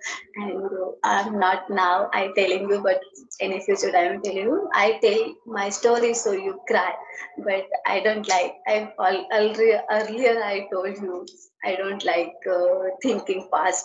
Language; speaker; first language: English; non-native, learner; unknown